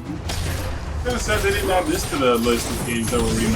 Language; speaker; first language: English; native; English